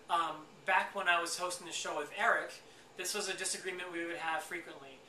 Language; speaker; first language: English; native; English